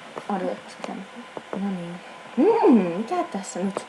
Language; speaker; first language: Finnish; native; Finnish